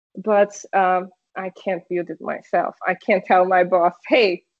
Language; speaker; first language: English; non-native, fluent; Portuguese